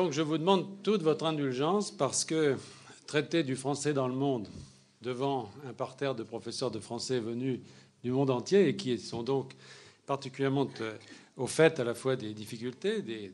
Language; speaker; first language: French; native; French